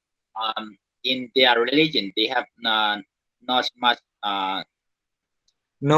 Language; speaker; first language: English; non-native, learner; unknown